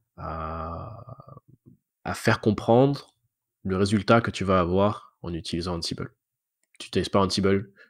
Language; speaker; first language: French; native; French